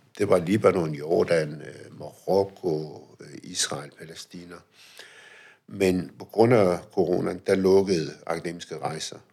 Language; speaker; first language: Danish; early bilingual, other home language; Arabic